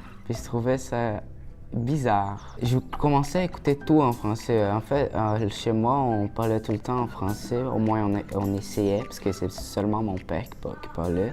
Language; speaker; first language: French; early bilingual, other home language; Portuguese